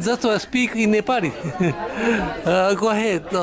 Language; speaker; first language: English; non-native, learner; Japanese